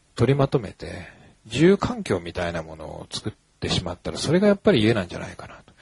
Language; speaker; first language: Japanese; native; Japanese